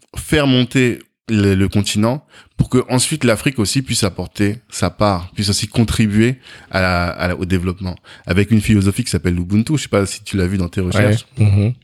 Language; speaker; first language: French; native; French